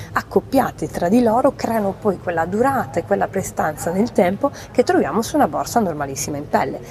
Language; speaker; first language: Italian; native; Italian